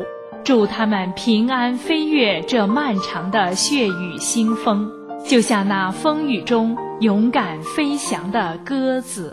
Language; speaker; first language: Chinese; native; Chinese